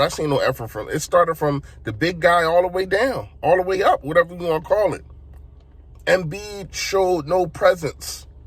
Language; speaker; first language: English; native; English